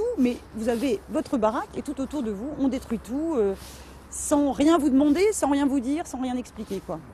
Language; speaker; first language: French; native; French